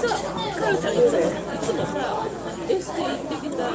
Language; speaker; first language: Japanese; native; Japanese